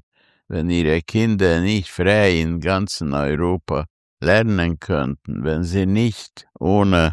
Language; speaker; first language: German; non-native, fluent; Hungarian